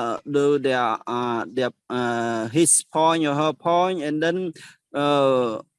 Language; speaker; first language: English; non-native, learner; Khmer